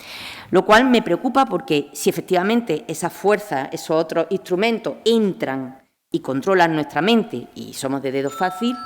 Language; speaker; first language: Spanish; native; Spanish